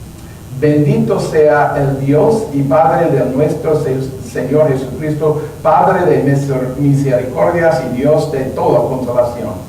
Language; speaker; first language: Spanish; non-native, learner; English